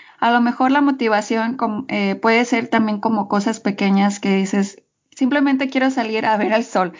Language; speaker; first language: Spanish; native; Spanish